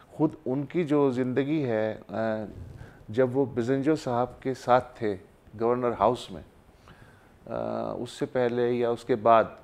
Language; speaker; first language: Urdu; native; Urdu